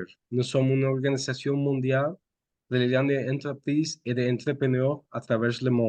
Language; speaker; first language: French; non-native, fluent; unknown